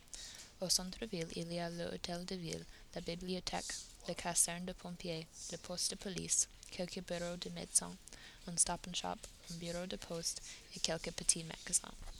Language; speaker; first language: French; non-native, learner; English